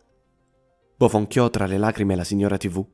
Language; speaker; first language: Italian; native; Italian